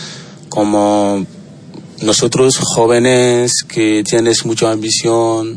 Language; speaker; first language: Spanish; non-native, learner; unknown